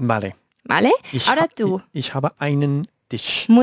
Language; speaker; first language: German; non-native, learner; Spanish